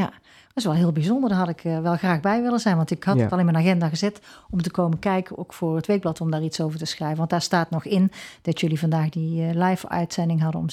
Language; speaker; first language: Dutch; native; Dutch